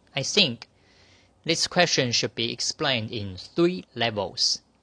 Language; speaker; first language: English; non-native, fluent; Chinese